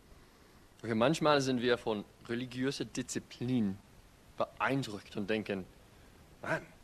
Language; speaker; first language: German; non-native, fluent; English